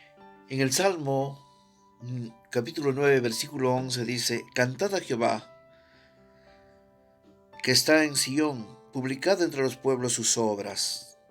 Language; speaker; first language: Spanish; native; Spanish